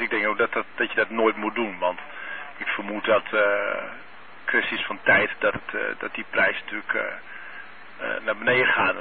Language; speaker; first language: Dutch; native; Dutch